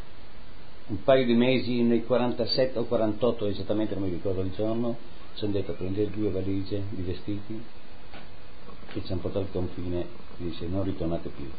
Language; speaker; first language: Italian; native; Italian